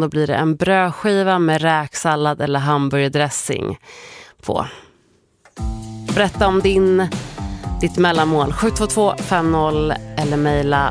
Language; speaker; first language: Swedish; native; Swedish